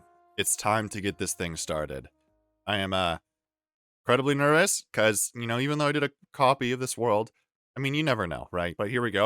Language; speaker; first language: English; native; English